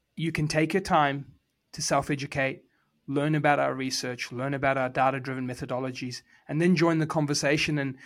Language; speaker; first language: English; native; English